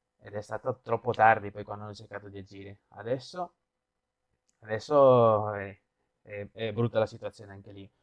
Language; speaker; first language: Italian; non-native, fluent; Spanish